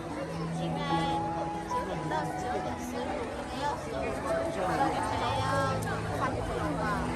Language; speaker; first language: Chinese; non-native, learner; Vietnamese